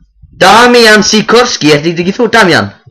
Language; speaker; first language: Icelandic; native; Icelandic